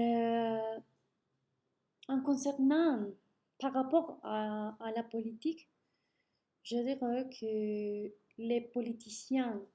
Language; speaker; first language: French; non-native, learner; Spanish